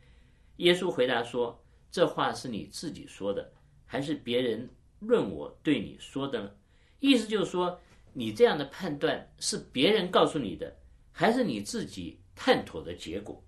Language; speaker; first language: Chinese; native; Chinese